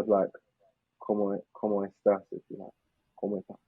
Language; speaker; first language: Spanish; non-native, learner; English